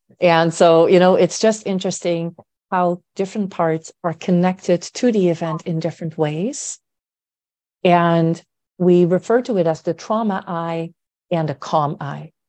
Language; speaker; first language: English; non-native, fluent; Dutch